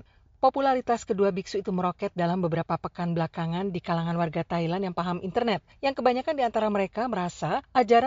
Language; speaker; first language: Indonesian; native; Indonesian